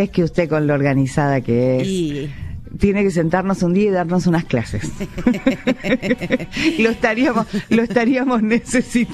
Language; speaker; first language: Spanish; native; Spanish